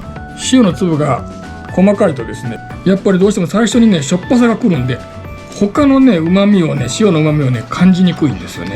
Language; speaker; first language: Japanese; native; Japanese